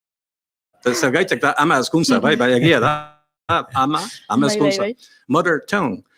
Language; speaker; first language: Basque; non-native, learner; English